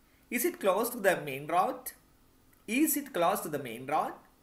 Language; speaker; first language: English; non-native, local second language; Sinhala